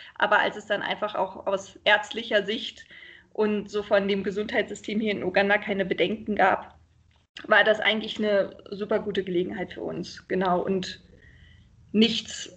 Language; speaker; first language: German; native; German